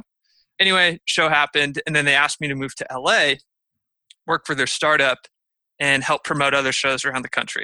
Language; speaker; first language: English; native; English